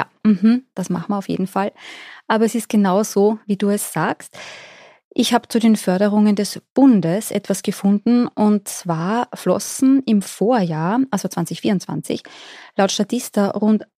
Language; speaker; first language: German; native; German